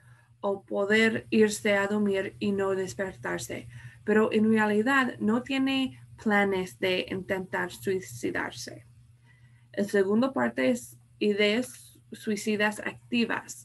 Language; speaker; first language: Spanish; non-native, fluent; English